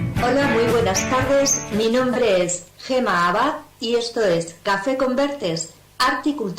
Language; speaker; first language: Spanish; native; Spanish